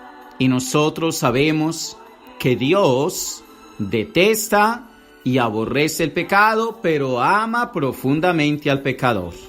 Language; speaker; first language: Spanish; native; Spanish